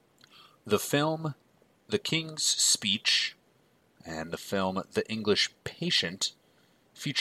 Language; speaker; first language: English; native; English